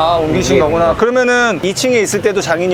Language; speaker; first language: Korean; native; Korean